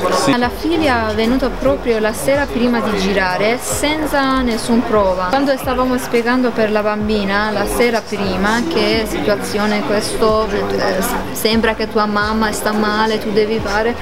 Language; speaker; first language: Italian; early bilingual, other home language; Persian